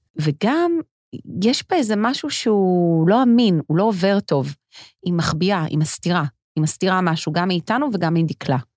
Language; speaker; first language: Hebrew; native; Hebrew